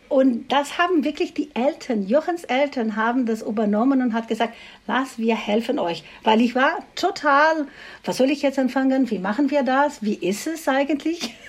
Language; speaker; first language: German; non-native, fluent; Portuguese